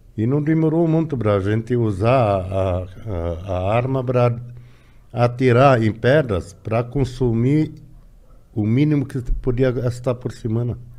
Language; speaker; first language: Portuguese; non-native, fluent; Arabic